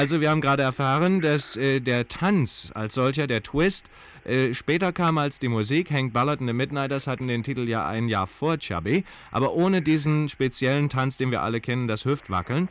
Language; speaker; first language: German; native; German